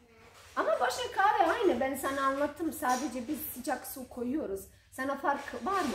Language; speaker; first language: Turkish; non-native, learner; Croatian